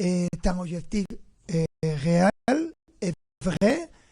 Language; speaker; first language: French; non-native, fluent; Spanish